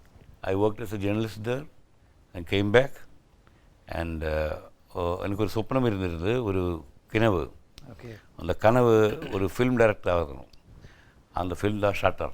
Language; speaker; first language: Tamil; non-native, learner; Malayalam